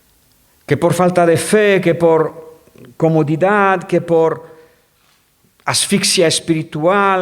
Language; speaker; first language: Spanish; non-native, fluent; French